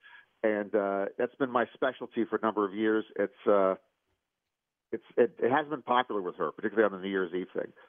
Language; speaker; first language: English; native; English